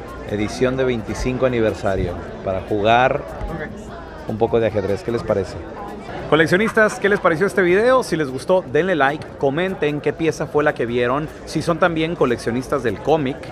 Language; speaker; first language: Spanish; native; Spanish